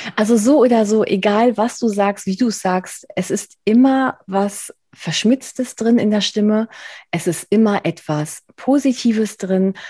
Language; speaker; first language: German; non-native, fluent; Spanish